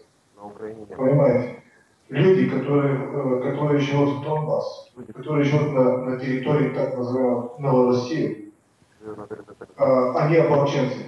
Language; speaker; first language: Russian; non-native, learner; Bulgarian